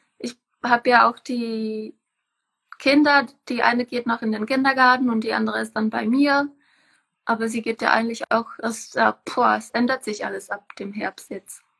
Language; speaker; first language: German; non-native, fluent; Czech